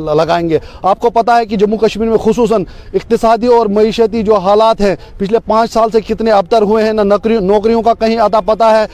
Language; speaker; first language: Urdu; non-native, local second language; Kashmiri